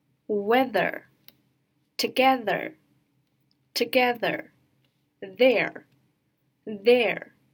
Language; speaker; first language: English; non-native, fluent; Chinese